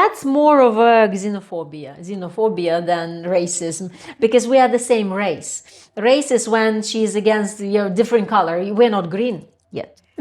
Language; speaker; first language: English; non-native, fluent; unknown